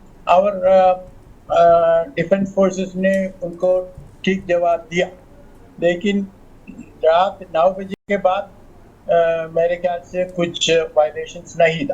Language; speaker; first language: Hindi; non-native, local second language; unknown